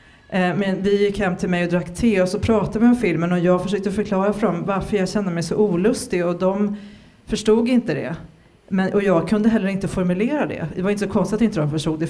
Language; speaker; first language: Swedish; native; Swedish